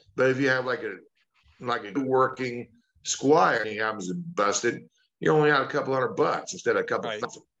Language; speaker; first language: English; native; English